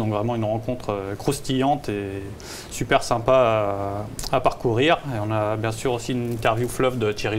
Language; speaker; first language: French; native; French